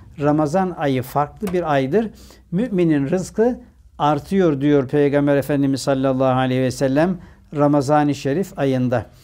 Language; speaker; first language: Turkish; native; Turkish